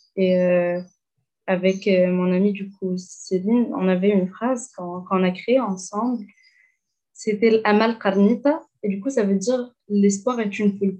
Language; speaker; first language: French; non-native, local second language; Arabic